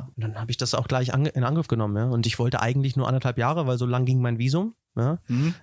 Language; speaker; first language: German; native; German